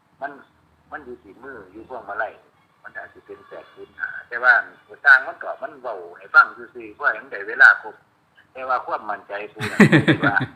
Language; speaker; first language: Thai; non-native, local second language; Lao